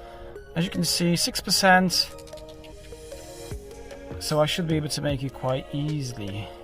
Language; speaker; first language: English; non-native, fluent; Polish